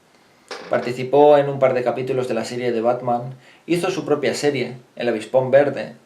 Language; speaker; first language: Spanish; native; Spanish